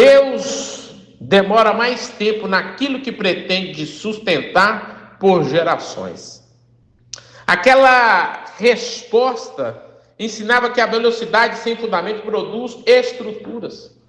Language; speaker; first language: Portuguese; native; Portuguese